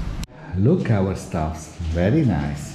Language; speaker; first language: English; non-native, fluent; Italian